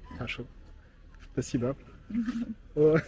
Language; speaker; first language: Russian; non-native, learner; French